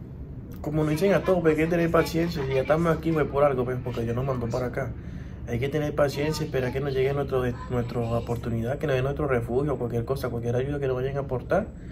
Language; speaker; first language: Spanish; native; Spanish